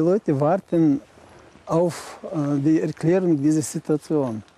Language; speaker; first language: German; non-native, learner; Chechen